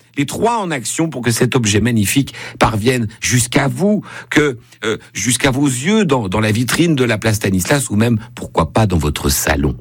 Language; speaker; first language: French; native; French